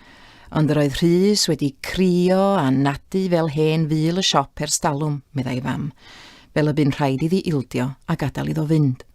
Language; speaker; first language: Welsh; native; Welsh